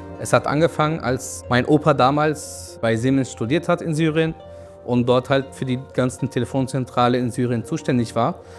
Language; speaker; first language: German; early bilingual, other home language; Arabic